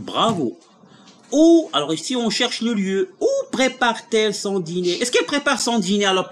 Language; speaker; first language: French; non-native, local second language; Arabic